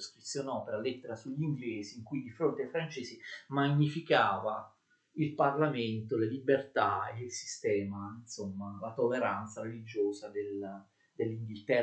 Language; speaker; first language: Italian; native; Italian